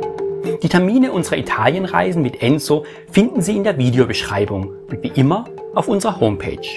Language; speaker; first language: German; native; German